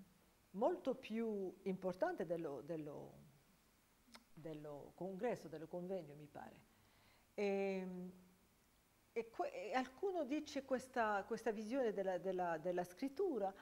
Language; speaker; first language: Italian; non-native, fluent; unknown